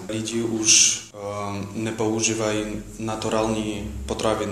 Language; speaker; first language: Czech; non-native, learner; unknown